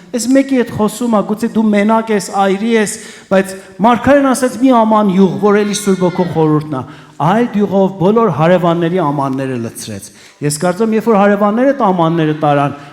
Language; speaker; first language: Armenian; early bilingual, heritage; Armenian